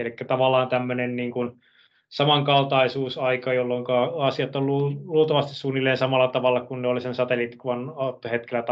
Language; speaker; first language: Finnish; native; Finnish